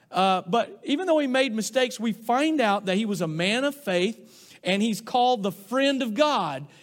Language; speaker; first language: English; native; English